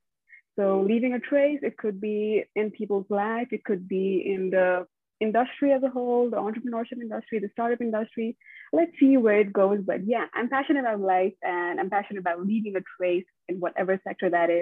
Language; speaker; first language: English; non-native, local second language; Nepali